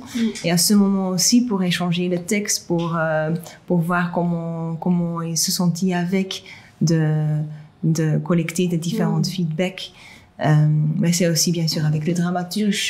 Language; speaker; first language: French; non-native, local second language; Dutch